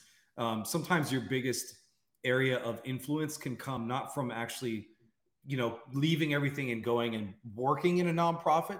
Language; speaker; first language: English; native; English